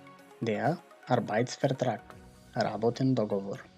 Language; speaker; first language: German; non-native, fluent; Macedonian